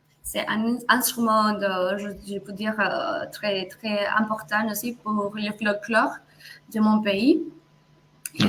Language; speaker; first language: French; non-native, fluent; Spanish